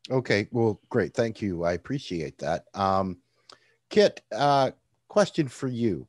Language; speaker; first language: English; native; English